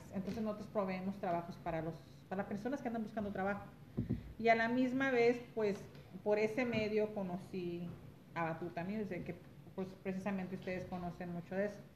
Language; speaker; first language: Spanish; early bilingual, heritage; Spanish